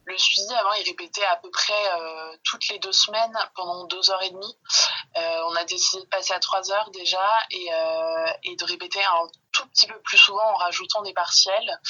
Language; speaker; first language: French; native; French